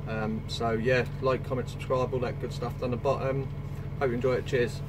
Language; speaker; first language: English; native; English